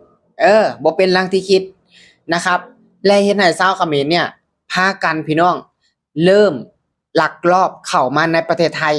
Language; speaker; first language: Thai; non-native, local second language; Lao